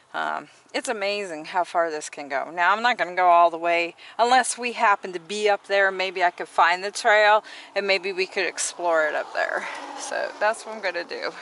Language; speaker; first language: English; native; English